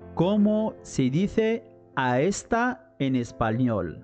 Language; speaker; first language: Spanish; non-native, fluent; Arabic